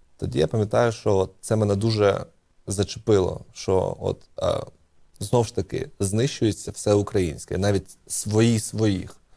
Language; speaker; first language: Ukrainian; non-native, local second language; Russian